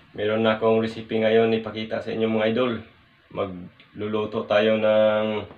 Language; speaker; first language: Filipino; non-native, local second language; Cebuano